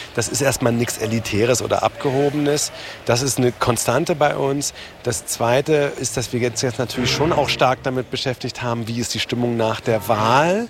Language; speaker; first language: German; native; German